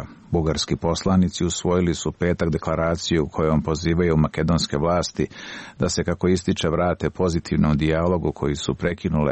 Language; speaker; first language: Serbian; native; Serbian